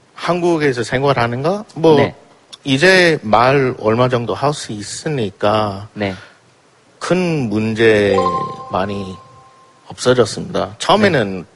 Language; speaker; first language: Korean; non-native, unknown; English